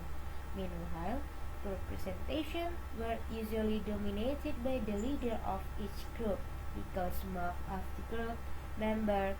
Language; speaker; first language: English; non-native, learner; Indonesian